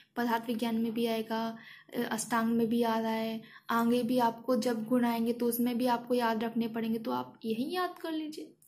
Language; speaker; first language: Hindi; native; Hindi